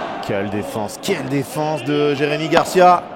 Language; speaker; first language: French; native; French